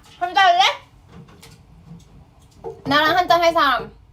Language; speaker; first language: Korean; non-native, fluent; Thai